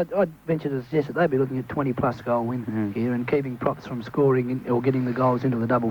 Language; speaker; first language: English; native; English